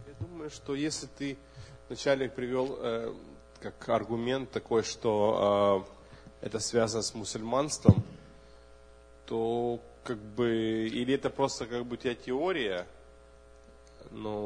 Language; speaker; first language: Russian; native; Russian